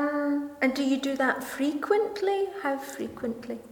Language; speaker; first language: English; non-native, fluent; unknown